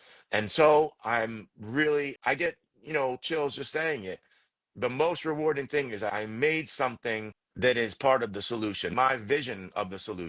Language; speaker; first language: English; native; English